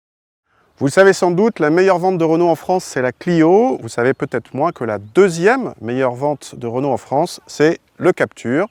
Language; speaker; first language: French; native; French